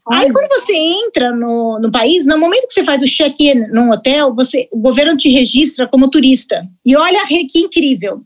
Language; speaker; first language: Portuguese; early bilingual, heritage; Portuguese